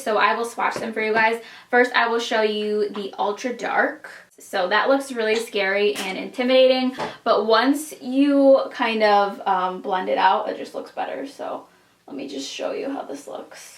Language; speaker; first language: English; native; English